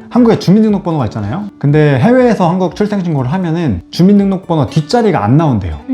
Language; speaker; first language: Korean; native; Korean